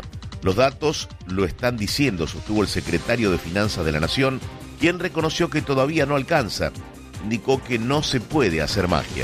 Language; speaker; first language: Spanish; native; Spanish